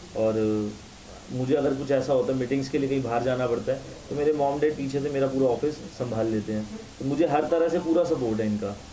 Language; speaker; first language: Hindi; native; Hindi